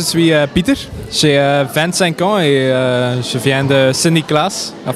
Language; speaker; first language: French; non-native, local second language; Dutch